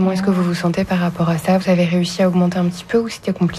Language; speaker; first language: French; native; French